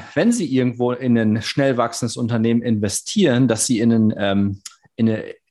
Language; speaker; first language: German; native; German